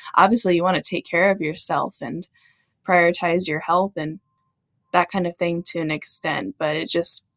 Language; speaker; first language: English; native; English